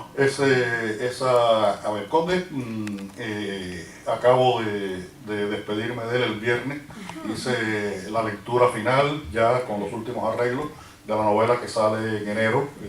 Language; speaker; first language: Spanish; native; Spanish